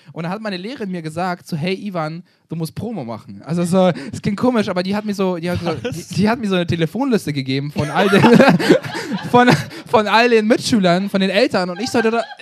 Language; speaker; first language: German; early bilingual, other home language; Russian